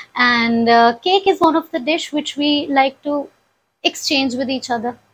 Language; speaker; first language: English; non-native, local second language; Punjabi